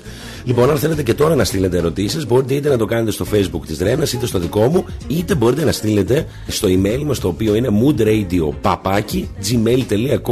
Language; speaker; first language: Greek; native; Greek